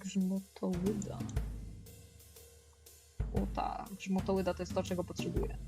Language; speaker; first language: Polish; native; Polish